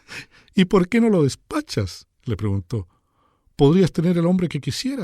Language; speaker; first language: Spanish; native; Spanish